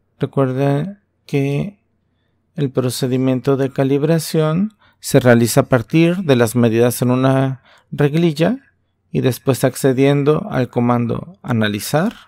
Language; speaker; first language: Spanish; native; Spanish